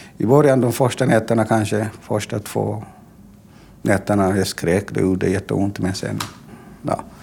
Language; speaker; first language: Swedish; non-native, fluent; Tigrinya